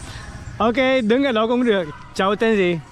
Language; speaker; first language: Vietnamese; non-native, fluent; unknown